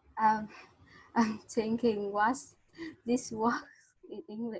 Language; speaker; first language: English; non-native, learner; Vietnamese